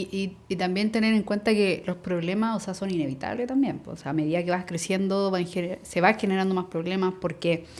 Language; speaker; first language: Spanish; native; Spanish